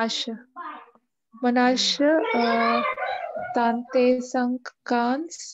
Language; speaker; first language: French; non-native, learner; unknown